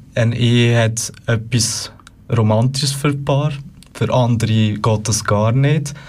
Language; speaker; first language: German; native; German